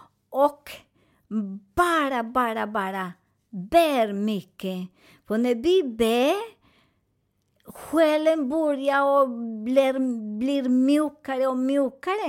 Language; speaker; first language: Swedish; non-native, fluent; Spanish